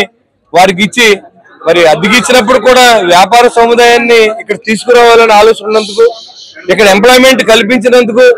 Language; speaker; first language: Telugu; native; Telugu